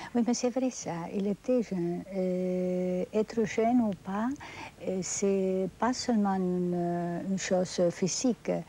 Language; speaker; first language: French; non-native, fluent; Spanish